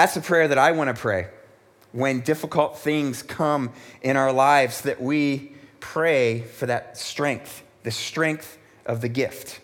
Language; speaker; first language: English; native; English